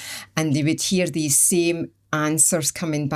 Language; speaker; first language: English; native; English